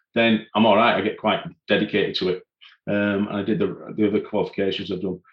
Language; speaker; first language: English; native; English